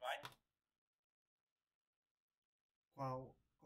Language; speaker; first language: Portuguese; non-native, learner; English